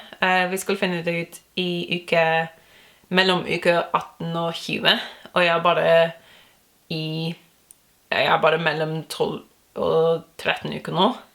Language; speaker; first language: Norwegian; non-native, learner; English